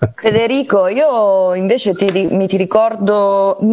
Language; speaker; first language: Italian; native; Italian